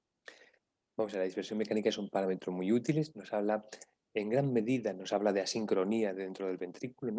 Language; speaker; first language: Spanish; native; Spanish